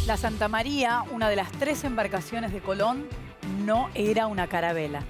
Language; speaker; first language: Spanish; native; Spanish